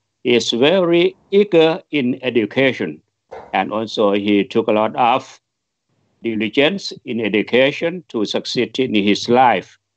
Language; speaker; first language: English; non-native, fluent; Thai